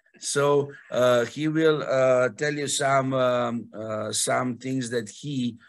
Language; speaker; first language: English; non-native, fluent; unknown